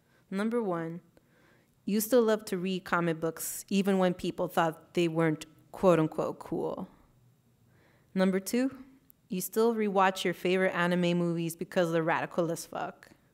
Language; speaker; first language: English; early bilingual, other home language; Spanish